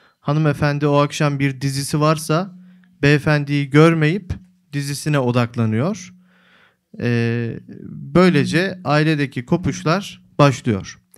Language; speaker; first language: Turkish; native; Turkish